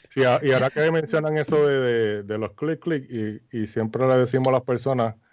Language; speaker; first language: Spanish; native; Spanish